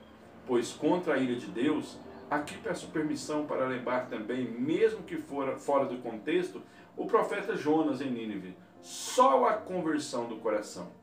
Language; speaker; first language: Portuguese; native; Portuguese